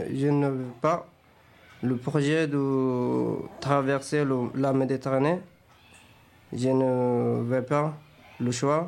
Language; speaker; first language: French; non-native, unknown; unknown